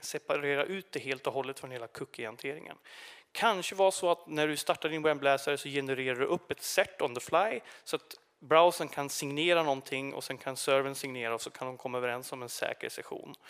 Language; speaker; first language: Swedish; native; Swedish